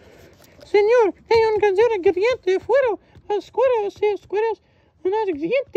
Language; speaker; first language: Spanish; non-native, learner; English